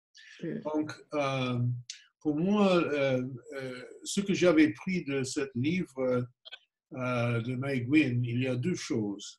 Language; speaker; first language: French; non-native, fluent; English